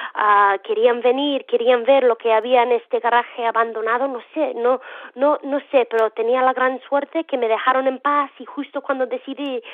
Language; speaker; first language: Spanish; non-native, fluent; English